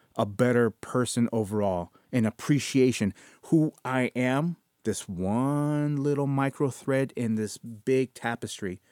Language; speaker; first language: English; early bilingual, other home language; Spanish